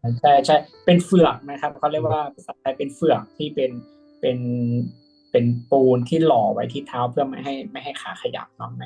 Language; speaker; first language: Thai; native; Thai